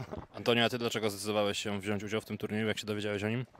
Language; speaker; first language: Polish; native; Polish